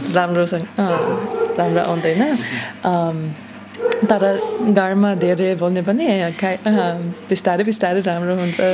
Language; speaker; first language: Nepali; non-native, learner; German